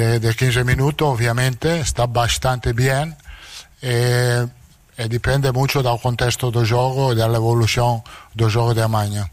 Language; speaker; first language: Portuguese; non-native, learner; Italian